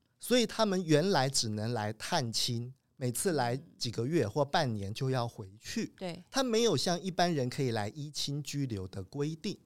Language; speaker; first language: Chinese; native; Chinese